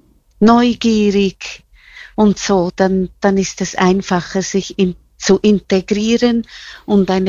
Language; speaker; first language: German; non-native, local second language; Italian